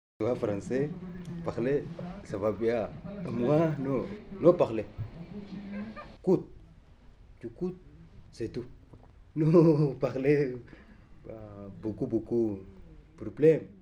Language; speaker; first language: French; non-native, learner; Arabic